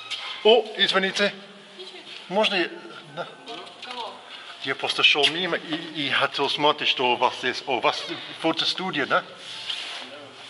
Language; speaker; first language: Russian; non-native, learner; English